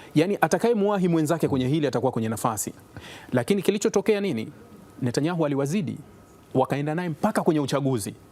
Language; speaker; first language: Swahili; native; Swahili